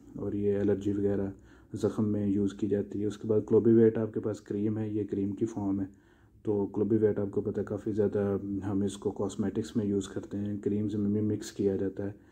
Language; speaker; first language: Urdu; non-native, local second language; Punjabi